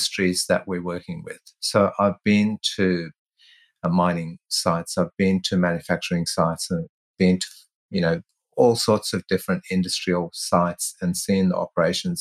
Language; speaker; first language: English; non-native, local second language; Tamil